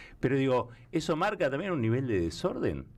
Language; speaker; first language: Spanish; native; Spanish